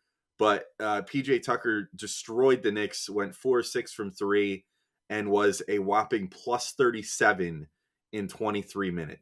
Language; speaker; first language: English; native; English